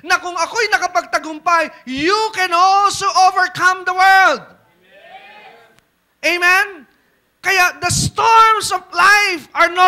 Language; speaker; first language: Filipino; native; Filipino